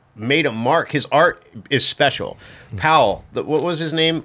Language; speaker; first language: English; native; English